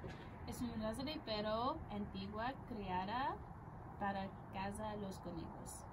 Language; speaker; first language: Spanish; non-native, learner; English